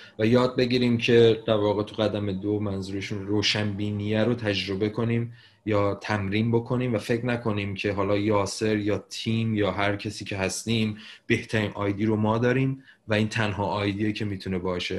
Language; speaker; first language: Persian; native; Persian